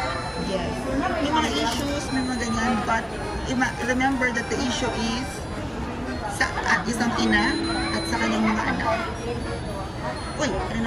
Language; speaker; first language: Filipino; non-native, local second language; Cebuano